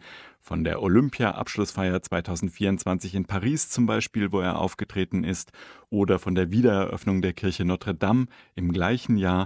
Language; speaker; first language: German; native; German